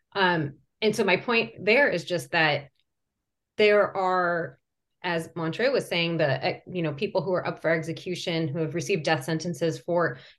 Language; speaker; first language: English; early bilingual, other home language; Persian